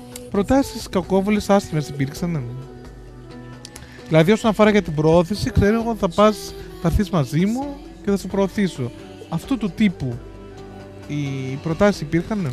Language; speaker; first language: Greek; native; Greek